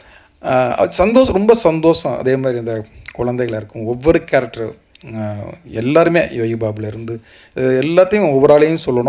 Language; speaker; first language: Tamil; native; Tamil